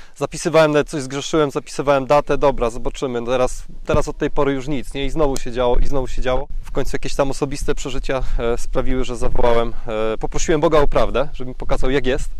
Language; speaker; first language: Polish; native; Polish